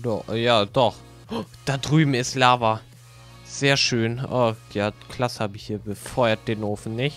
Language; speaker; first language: German; native; German